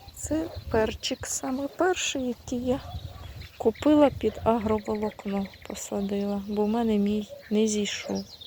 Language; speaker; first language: Ukrainian; native; Ukrainian